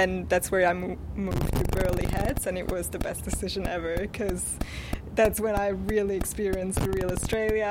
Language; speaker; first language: English; non-native, fluent; Swiss German